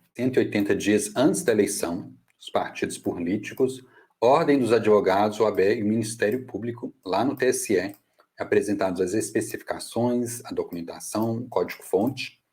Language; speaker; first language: Portuguese; non-native, fluent; English